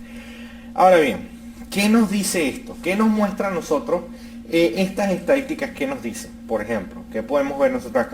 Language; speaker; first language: Spanish; native; Spanish